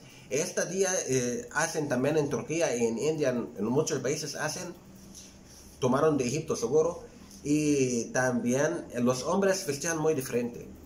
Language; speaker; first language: Spanish; non-native, fluent; Arabic